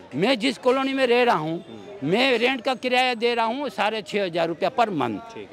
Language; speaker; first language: Hindi; non-native, local second language; Gujarati